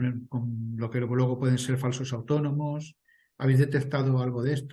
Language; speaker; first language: Spanish; native; Spanish